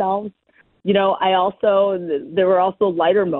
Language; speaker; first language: English; native; English